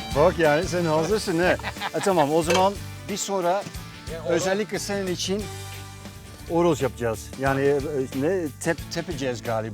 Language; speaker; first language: Turkish; non-native, fluent; Dutch